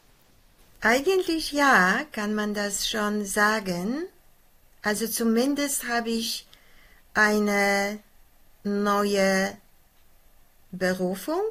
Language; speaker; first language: German; non-native, fluent; Polish